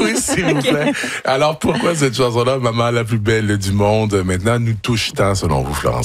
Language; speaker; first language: French; native; French